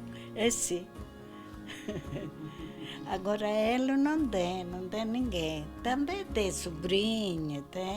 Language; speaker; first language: Portuguese; non-native, learner; Italian